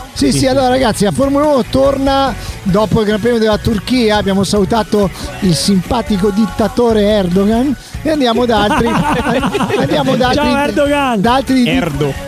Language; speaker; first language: Italian; native; Italian